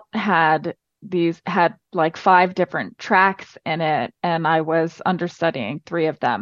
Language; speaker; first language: English; native; English